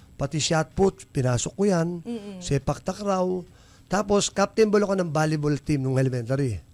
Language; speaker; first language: Filipino; native; Filipino